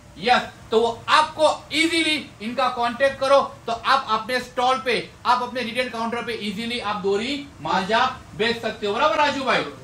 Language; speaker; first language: Hindi; non-native, local second language; Gujarati